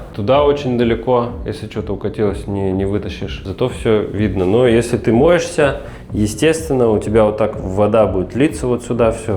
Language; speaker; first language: Russian; native; Russian